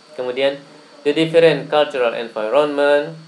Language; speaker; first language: English; non-native, fluent; Indonesian